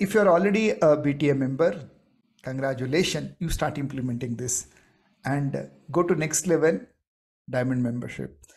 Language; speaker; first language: English; non-native, local second language; Kannada